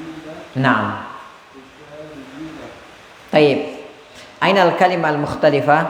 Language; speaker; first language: Arabic; non-native, fluent; Indonesian